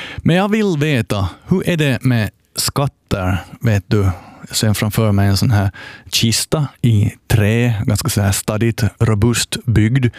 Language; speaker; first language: Swedish; native; Swedish